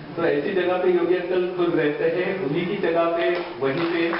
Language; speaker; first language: Hindi; non-native, local second language; Marathi